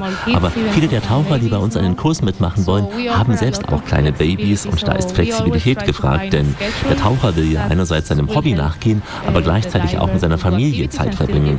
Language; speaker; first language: German; native; German